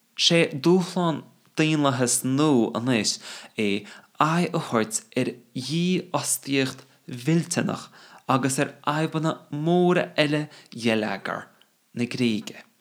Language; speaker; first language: Irish; non-native, fluent; English